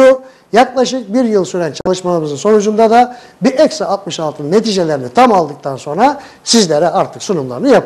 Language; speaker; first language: Turkish; native; Turkish